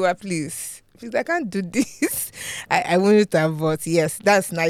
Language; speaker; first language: English; non-native, local second language; Yoruba